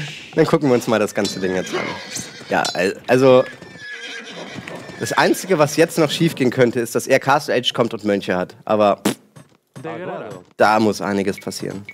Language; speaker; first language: German; native; German